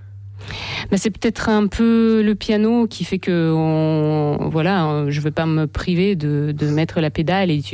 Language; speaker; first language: French; non-native, fluent; Russian